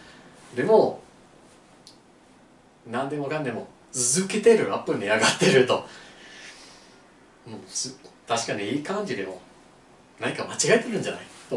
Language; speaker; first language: Japanese; non-native, learner; English